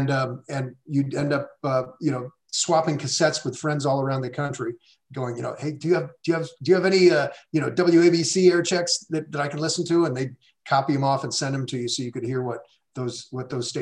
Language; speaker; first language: English; native; English